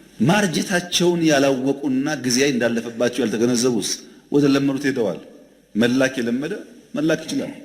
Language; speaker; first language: Amharic; non-native, local second language; Oromo